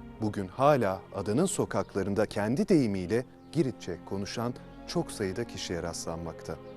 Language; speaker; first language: Turkish; native; Turkish